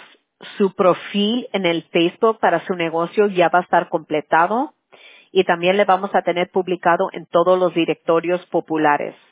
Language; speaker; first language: Spanish; early bilingual, heritage; English